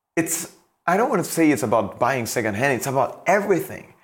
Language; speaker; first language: English; non-native, fluent; French